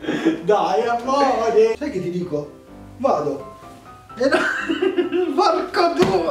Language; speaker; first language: Italian; native; Italian